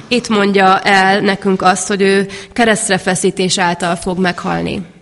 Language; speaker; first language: Hungarian; native; Hungarian